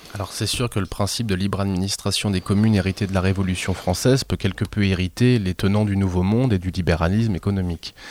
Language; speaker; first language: French; native; French